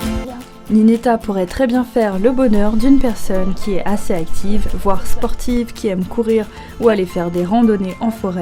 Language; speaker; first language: French; native; French